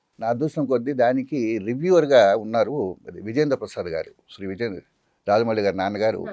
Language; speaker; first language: Telugu; non-native, local second language; Tamil